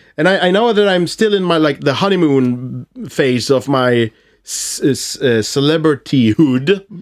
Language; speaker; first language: English; non-native, fluent; Swedish